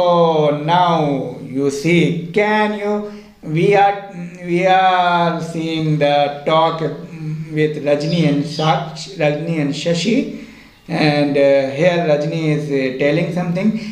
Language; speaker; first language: English; non-native, local second language; Hindi